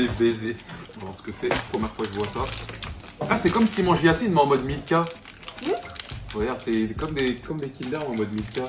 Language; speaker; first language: French; native; French